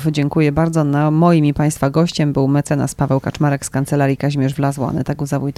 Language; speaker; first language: Polish; native; Polish